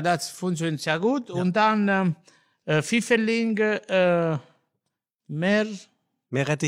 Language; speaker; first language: German; non-native, learner; Italian